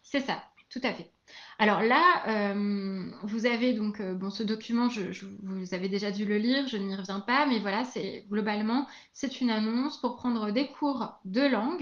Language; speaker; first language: French; native; French